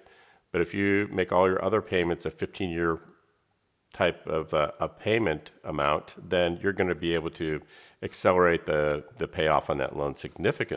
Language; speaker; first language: English; native; English